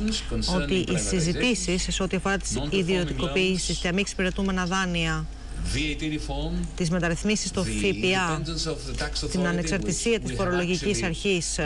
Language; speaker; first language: Greek; native; Greek